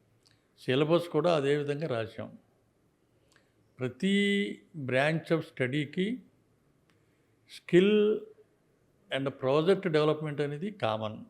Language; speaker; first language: Telugu; native; Telugu